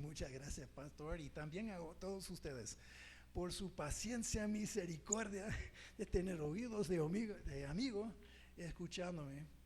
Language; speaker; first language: Spanish; non-native, fluent; English